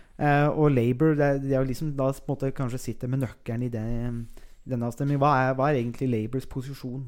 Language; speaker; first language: Norwegian; native; Norwegian